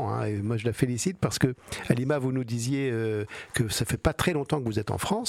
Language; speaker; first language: French; native; French